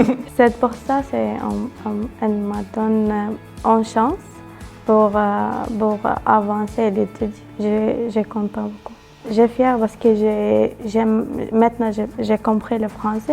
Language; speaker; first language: French; non-native, learner; Arabic